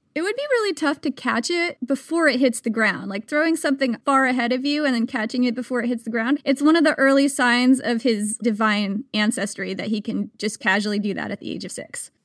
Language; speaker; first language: English; native; English